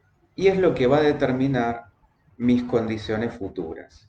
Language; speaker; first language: Spanish; native; Spanish